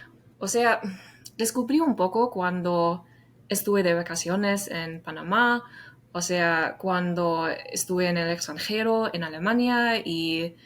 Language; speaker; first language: Spanish; non-native, fluent; English